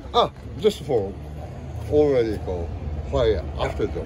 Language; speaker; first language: English; non-native, learner; Japanese